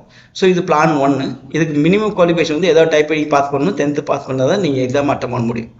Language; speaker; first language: Tamil; native; Tamil